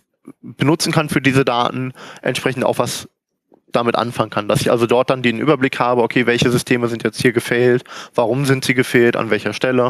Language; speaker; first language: German; native; German